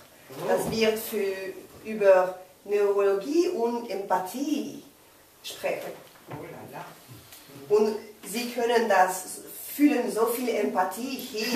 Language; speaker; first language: German; non-native, local second language; French